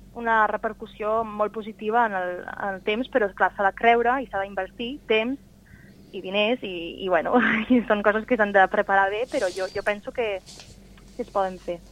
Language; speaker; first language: Catalan; early bilingual, heritage; Catalan